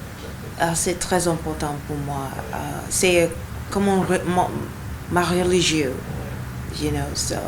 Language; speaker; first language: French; non-native, learner; Yoruba